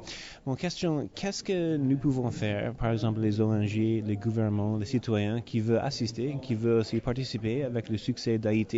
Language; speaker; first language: French; non-native, learner; English